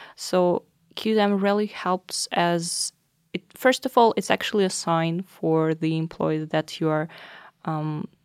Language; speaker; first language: English; non-native, fluent; Russian